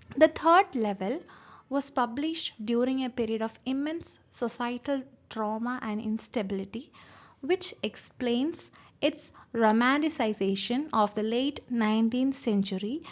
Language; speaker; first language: English; non-native, local second language; Malayalam